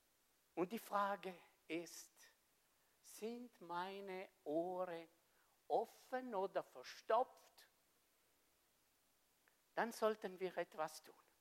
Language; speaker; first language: German; non-native, fluent; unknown